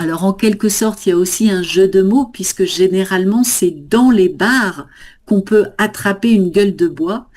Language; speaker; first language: French; native; French